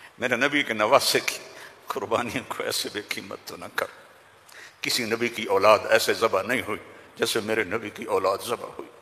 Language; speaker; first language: Urdu; non-native, local second language; Punjabi